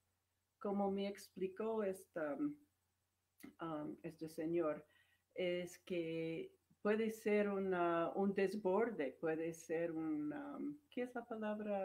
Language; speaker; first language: Spanish; non-native, fluent; English